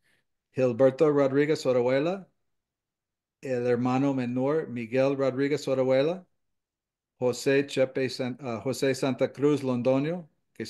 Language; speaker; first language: Spanish; non-native, fluent; English